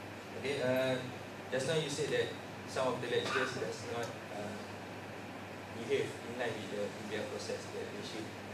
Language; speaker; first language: English; non-native, local second language; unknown